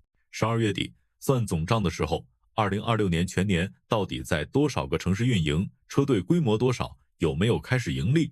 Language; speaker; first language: Chinese; native; Chinese